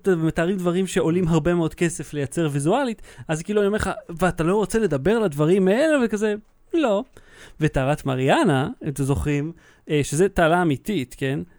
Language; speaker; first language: Hebrew; early bilingual, other home language; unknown